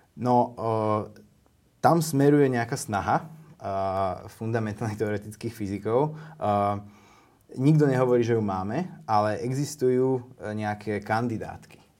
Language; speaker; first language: Slovak; native; Slovak